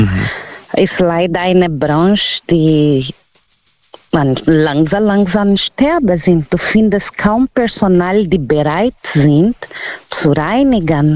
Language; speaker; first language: German; non-native, learner; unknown